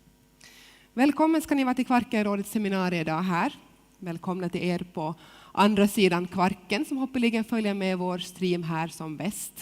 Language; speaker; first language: Swedish; native; Swedish